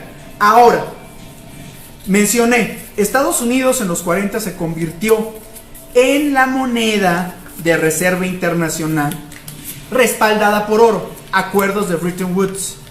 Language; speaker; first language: Spanish; native; Spanish